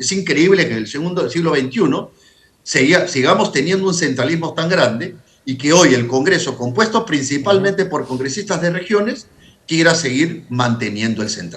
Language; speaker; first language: Spanish; native; Spanish